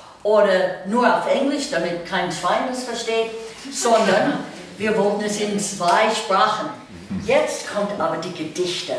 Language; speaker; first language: German; non-native, fluent; English